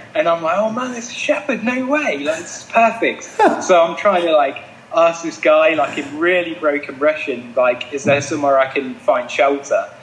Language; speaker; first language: English; native; English